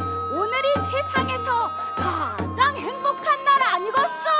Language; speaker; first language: Korean; native; Korean